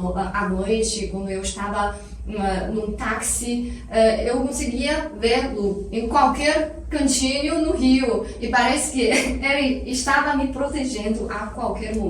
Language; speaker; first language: Portuguese; non-native, fluent; Chinese